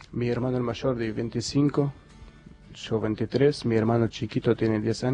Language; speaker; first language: Spanish; non-native, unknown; Arabic